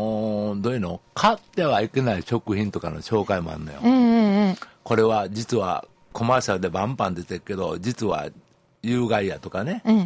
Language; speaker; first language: Japanese; native; Japanese